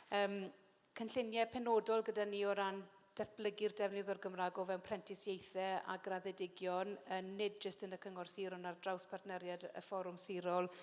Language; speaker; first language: Welsh; native; Welsh